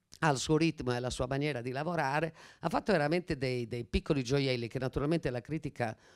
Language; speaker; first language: Italian; native; Italian